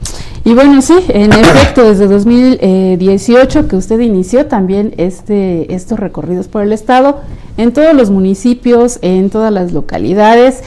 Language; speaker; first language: Spanish; native; Spanish